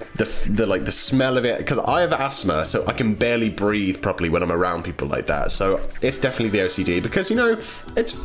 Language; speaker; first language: English; native; English